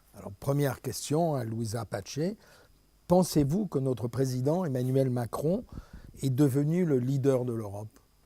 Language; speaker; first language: French; native; French